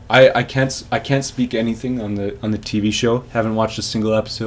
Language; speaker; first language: English; native; English